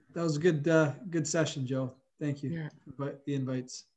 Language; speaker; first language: English; native; English